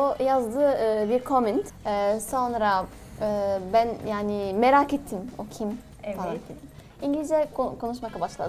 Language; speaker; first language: Turkish; non-native, learner; Arabic